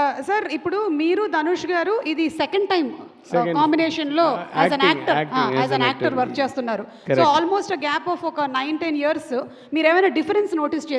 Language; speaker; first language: Telugu; native; Telugu